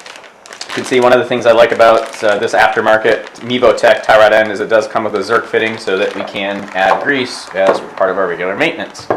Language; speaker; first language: English; native; English